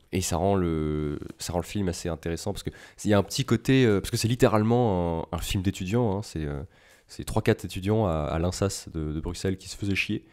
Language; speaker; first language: French; native; French